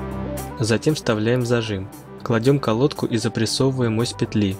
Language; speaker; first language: Russian; native; Russian